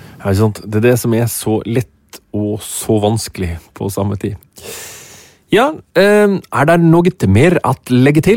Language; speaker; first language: Norwegian; native; Norwegian